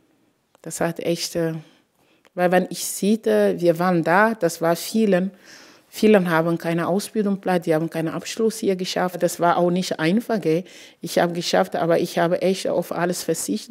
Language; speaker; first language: German; non-native, fluent; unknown